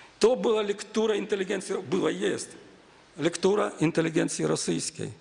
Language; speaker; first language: Polish; non-native, fluent; Russian